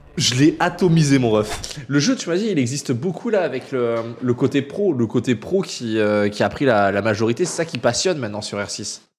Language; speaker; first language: French; native; French